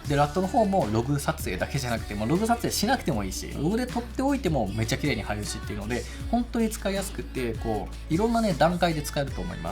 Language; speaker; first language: Japanese; native; Japanese